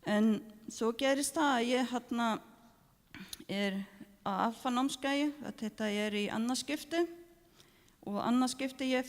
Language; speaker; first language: Icelandic; non-native, learner; Norwegian